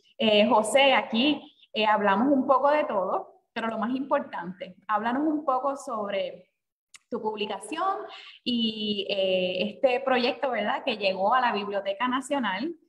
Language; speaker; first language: Spanish; native; Spanish